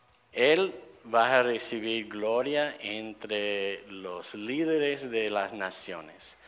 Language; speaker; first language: Spanish; non-native, fluent; English